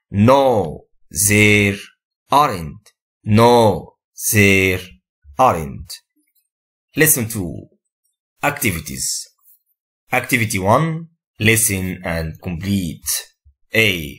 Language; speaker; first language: English; non-native, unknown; Arabic